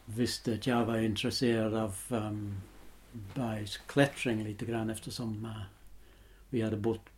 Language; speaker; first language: Swedish; non-native, fluent; English